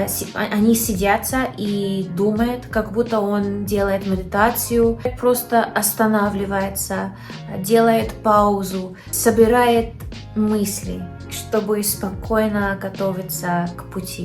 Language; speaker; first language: Russian; non-native, learner; English